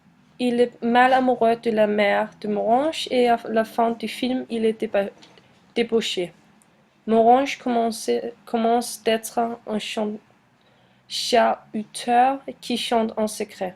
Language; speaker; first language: French; non-native, learner; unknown